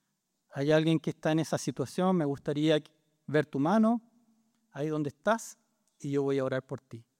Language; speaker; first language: Spanish; native; Spanish